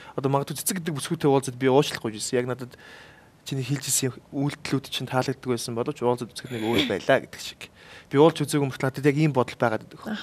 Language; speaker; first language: Mongolian; native; Mongolian